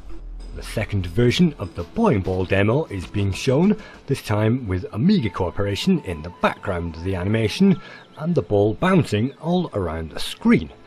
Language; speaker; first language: English; native; English